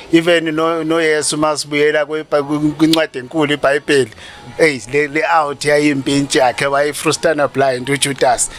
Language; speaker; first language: Zulu; native; Zulu